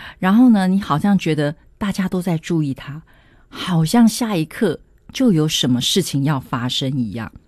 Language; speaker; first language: Chinese; native; Chinese